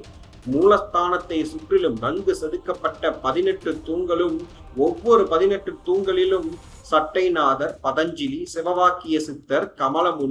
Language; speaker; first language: Tamil; native; Tamil